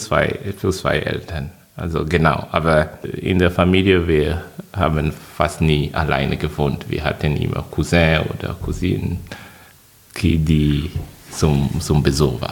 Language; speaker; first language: German; non-native, fluent; French